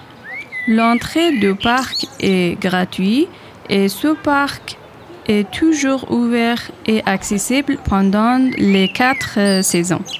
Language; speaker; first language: French; non-native, learner; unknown